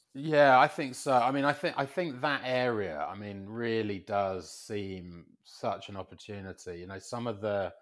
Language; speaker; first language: English; native; English